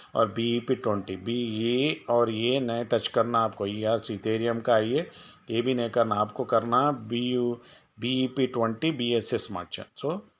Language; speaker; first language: Hindi; non-native, local second language; Telugu